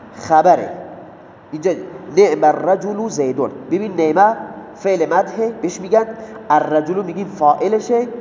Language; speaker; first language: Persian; non-native, local second language; Baluchi